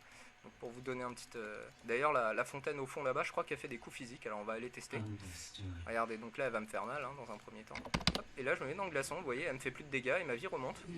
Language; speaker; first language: French; native; French